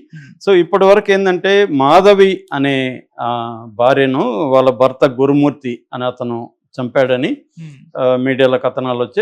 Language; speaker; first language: Telugu; native; Telugu